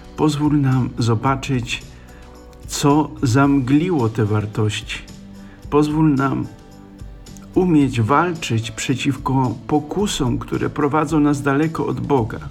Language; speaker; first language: Polish; native; Polish